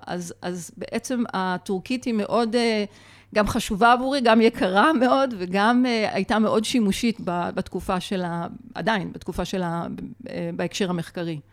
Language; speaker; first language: Hebrew; native; Hebrew